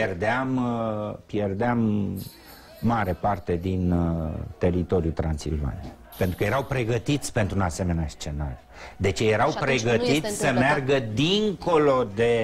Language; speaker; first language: Romanian; native; Romanian